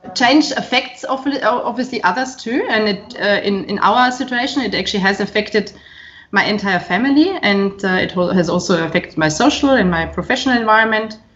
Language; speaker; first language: English; non-native, fluent; German